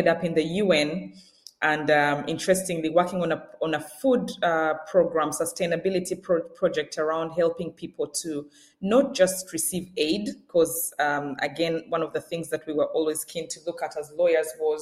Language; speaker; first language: English; non-native, local second language; Ganda